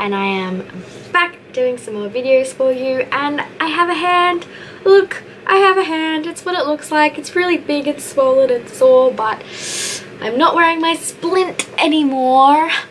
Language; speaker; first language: English; native; English